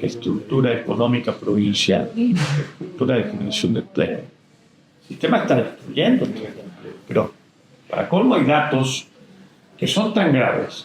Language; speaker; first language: Spanish; native; Spanish